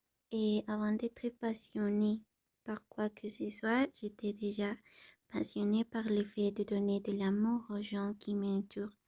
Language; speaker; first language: French; non-native, learner; Spanish